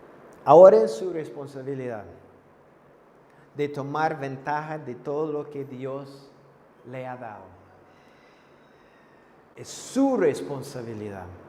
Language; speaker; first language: Spanish; non-native, fluent; English